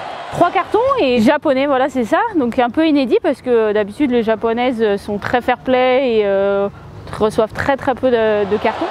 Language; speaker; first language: French; native; French